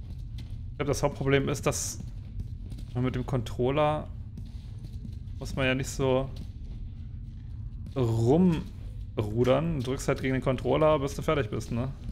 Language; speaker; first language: German; native; German